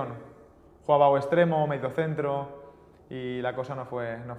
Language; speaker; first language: Portuguese; non-native, learner; Spanish